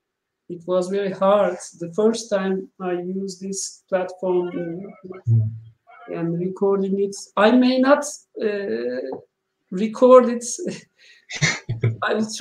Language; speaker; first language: English; non-native, learner; Turkish